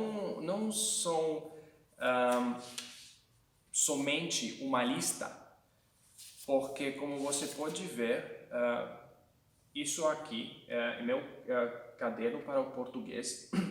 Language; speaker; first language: Portuguese; non-native, fluent; Hungarian